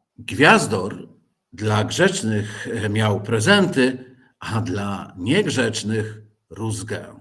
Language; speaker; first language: Polish; native; Polish